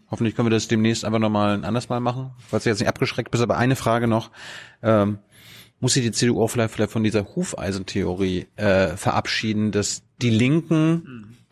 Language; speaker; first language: German; native; German